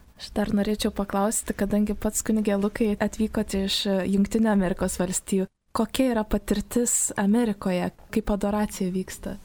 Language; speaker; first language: Lithuanian; native; Lithuanian